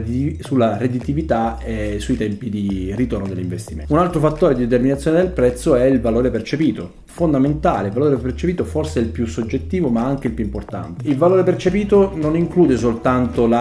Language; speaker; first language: Italian; native; Italian